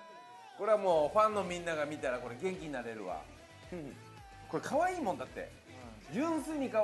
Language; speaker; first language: Japanese; native; Japanese